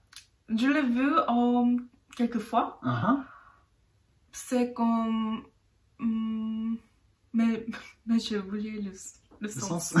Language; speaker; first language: French; non-native, learner; Korean